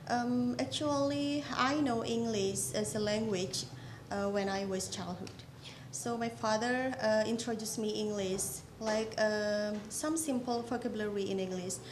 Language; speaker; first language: English; non-native, fluent; Indonesian